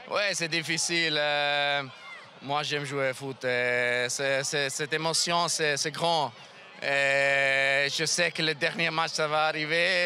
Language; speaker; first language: French; non-native, local second language; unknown